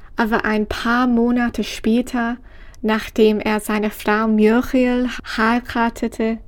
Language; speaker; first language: German; non-native, fluent; English